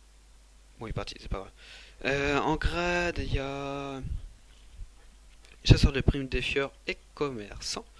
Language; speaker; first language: French; native; French